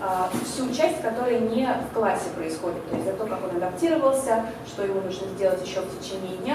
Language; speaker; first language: Russian; native; Russian